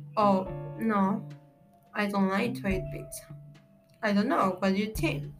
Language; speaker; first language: English; non-native, learner; Spanish